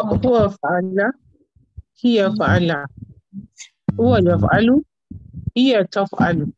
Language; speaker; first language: Arabic; non-native, learner; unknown